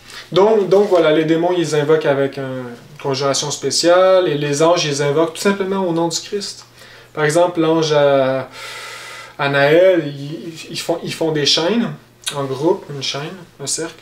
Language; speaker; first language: French; native; French